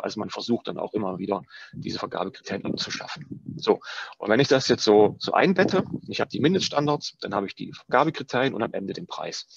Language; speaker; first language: German; native; German